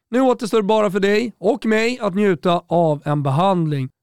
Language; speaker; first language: Swedish; native; Swedish